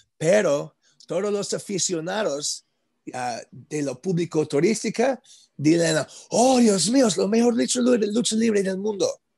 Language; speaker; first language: Spanish; non-native, learner; English